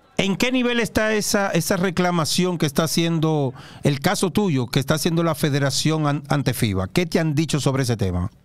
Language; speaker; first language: Spanish; native; Spanish